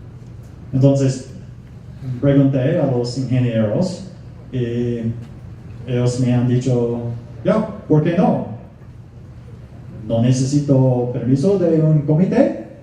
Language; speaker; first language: Spanish; non-native, fluent; English